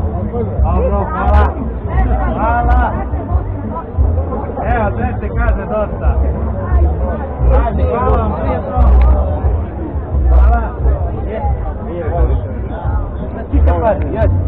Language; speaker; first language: Bosnian; native; Bosnian